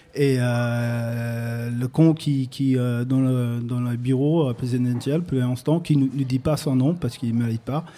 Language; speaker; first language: French; non-native, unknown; English